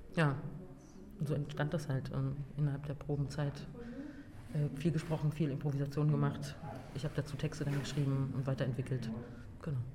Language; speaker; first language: German; native; German